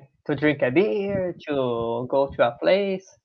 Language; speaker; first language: English; non-native, learner; Portuguese